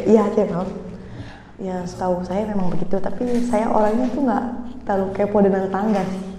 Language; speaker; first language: Indonesian; native; Indonesian